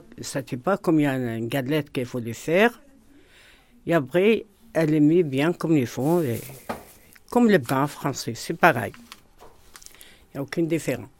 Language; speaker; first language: French; non-native, learner; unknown